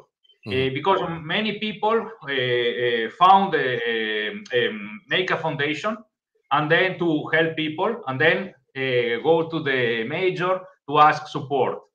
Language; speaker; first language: English; non-native, learner; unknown